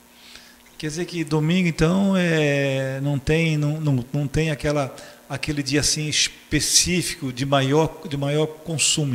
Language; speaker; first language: Portuguese; native; Portuguese